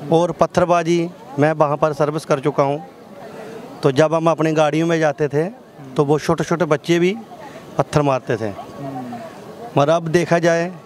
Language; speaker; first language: Hindi; native; Hindi